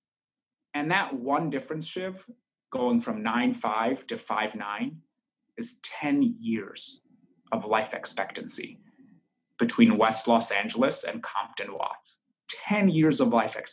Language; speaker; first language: English; native; English